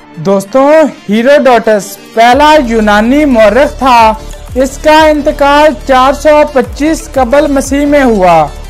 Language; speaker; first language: Urdu; native; Urdu